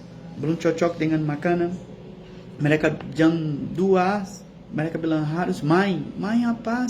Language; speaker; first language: Indonesian; non-native, learner; Portuguese